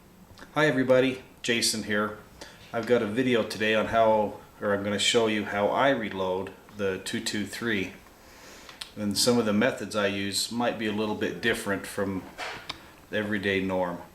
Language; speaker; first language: English; native; English